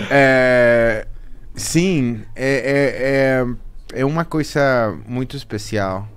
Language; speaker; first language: Portuguese; non-native, learner; Spanish